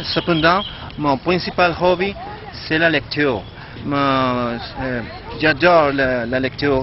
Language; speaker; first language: French; non-native, learner; Spanish